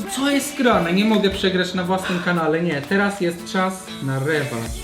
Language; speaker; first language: Polish; non-native, fluent; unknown